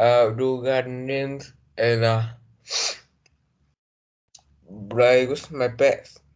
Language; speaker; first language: English; non-native, learner; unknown